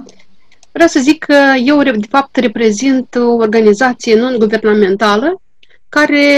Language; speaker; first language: Romanian; non-native, local second language; Gagauz